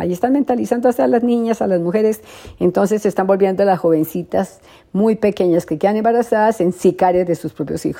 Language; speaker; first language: Spanish; native; Spanish